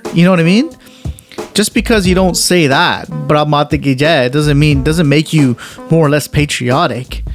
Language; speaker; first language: English; native; English